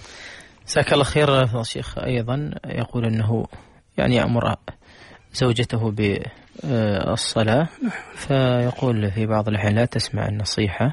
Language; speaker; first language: Arabic; native; Arabic